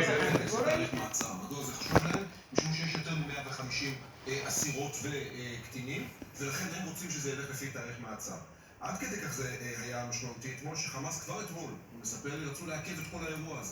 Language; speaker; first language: Hebrew; native; Hebrew